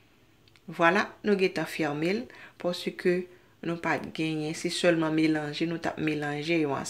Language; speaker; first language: French; non-native, learner; Haitian Creole